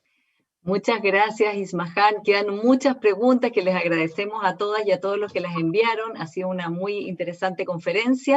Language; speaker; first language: Spanish; native; Spanish